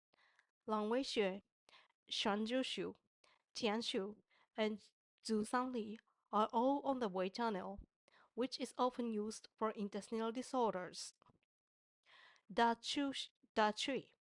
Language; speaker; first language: English; non-native, fluent; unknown